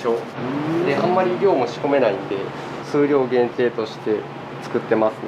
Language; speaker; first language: Japanese; native; Japanese